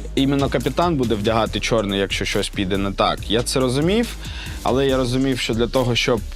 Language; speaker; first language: Ukrainian; native; Ukrainian